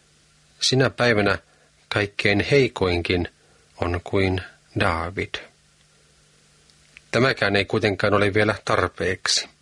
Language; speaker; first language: Finnish; native; Finnish